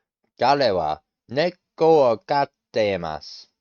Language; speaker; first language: Japanese; non-native, learner; English